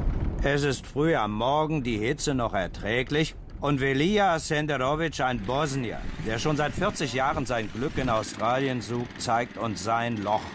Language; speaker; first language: German; native; German